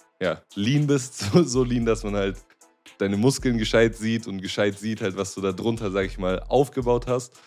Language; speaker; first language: German; native; German